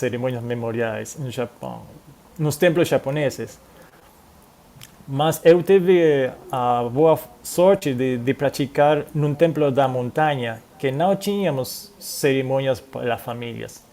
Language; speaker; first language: Portuguese; non-native, fluent; Spanish